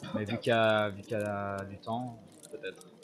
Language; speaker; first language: French; native; French